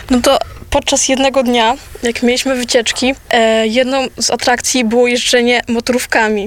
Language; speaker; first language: Polish; native; Polish